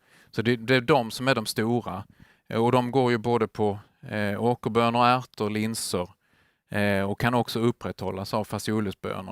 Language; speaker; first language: Swedish; native; Swedish